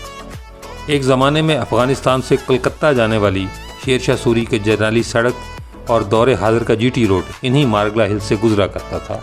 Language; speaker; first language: Urdu; native; Urdu